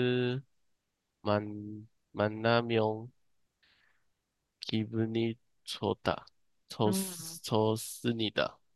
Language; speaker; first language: Korean; non-native, learner; Chinese